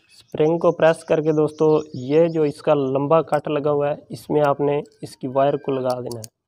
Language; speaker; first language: Urdu; non-native, local second language; Punjabi